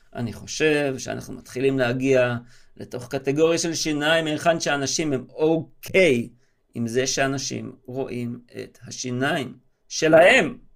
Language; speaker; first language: Hebrew; native; Hebrew